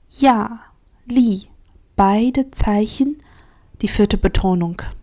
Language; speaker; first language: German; non-native, fluent; Chinese